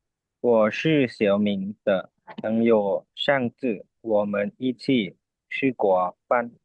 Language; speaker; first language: Chinese; non-native, learner; Lao